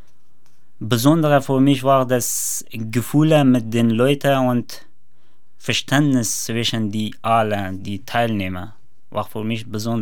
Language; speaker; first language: German; non-native, learner; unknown